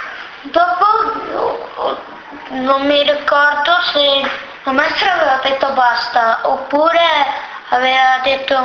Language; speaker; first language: Italian; early bilingual, other home language; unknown